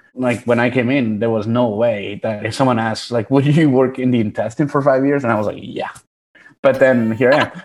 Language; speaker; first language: English; early bilingual, other home language; Spanish